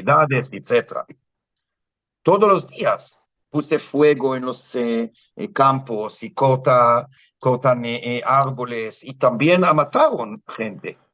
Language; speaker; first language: Spanish; non-native, fluent; Hebrew